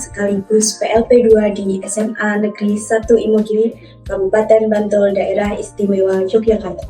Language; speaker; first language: Indonesian; native; Indonesian